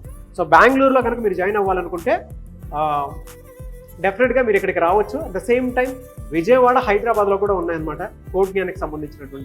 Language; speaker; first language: Telugu; native; Telugu